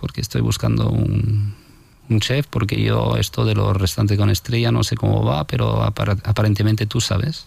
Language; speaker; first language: Spanish; non-native, fluent; French